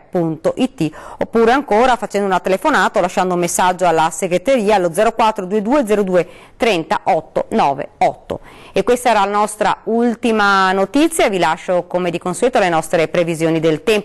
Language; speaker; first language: Italian; native; Italian